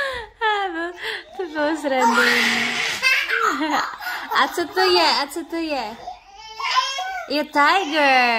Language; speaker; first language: Czech; non-native, learner; Filipino